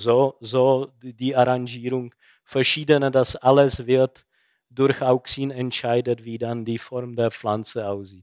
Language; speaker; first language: German; non-native, fluent; Czech